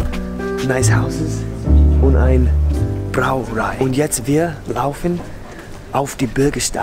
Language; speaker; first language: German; non-native, learner; English